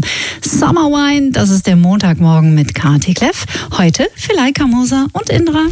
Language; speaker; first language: German; native; German